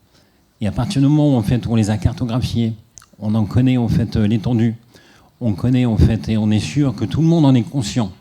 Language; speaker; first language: French; native; French